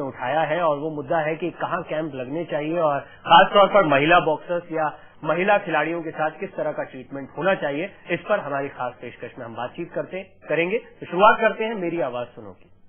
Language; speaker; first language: Hindi; native; Hindi